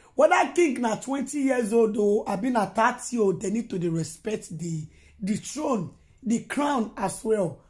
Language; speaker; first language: Nigerian Pidgin; non-native, local second language; Yoruba